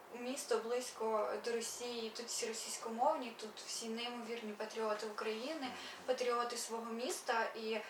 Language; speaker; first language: Ukrainian; native; Ukrainian